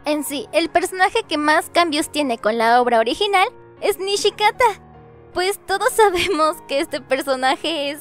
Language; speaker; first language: Spanish; native; Spanish